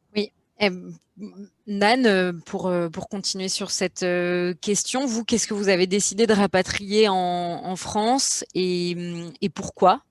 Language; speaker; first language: French; native; French